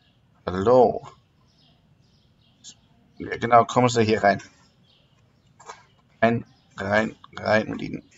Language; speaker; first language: German; native; German